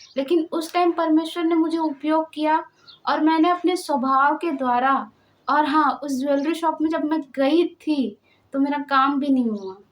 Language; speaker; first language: Hindi; non-native, local second language; Marathi